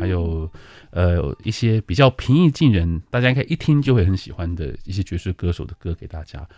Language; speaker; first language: Chinese; native; Chinese